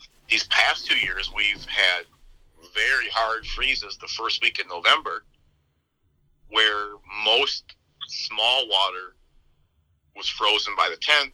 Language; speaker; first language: English; native; English